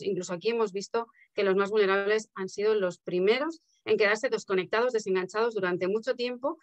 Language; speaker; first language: Spanish; native; Spanish